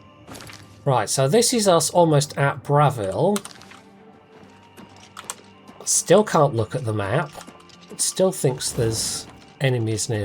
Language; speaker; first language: English; native; English